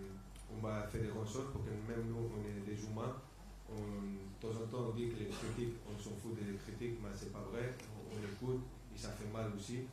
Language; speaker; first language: French; non-native, fluent; Spanish